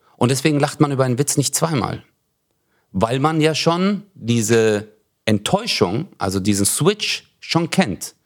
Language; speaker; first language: German; early bilingual, other home language; Turkish